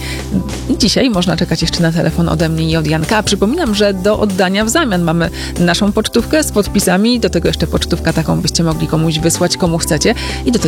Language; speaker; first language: Polish; native; Polish